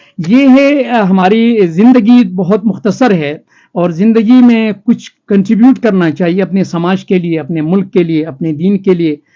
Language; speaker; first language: Urdu; non-native, local second language; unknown